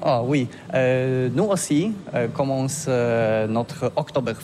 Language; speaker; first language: French; non-native, learner; Polish